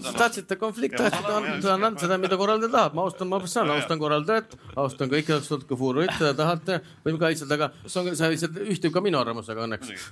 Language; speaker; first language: Estonian; non-native, local second language; Russian